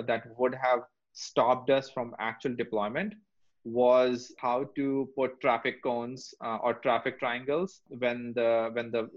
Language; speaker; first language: English; non-native, local second language; Hindi